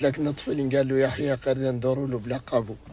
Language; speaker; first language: Arabic; native; Arabic